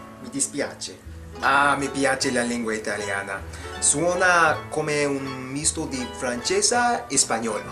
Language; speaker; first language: Italian; non-native, learner; English